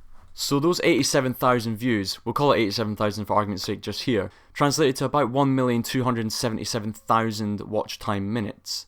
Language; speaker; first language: English; native; English